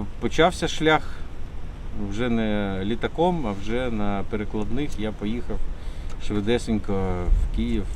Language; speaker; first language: Ukrainian; non-native, local second language; Russian